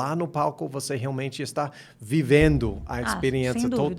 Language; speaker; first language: Portuguese; non-native, fluent; English